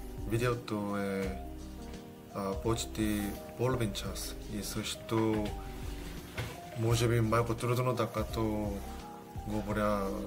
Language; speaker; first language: Bulgarian; non-native, learner; Korean